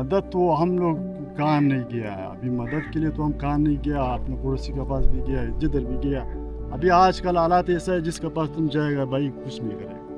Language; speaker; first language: Hindi; non-native, local second language; Pashto